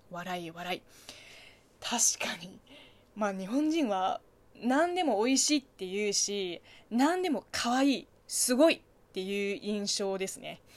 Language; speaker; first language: Japanese; non-native, fluent; Chinese